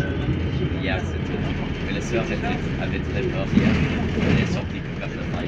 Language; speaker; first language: French; early bilingual, heritage; English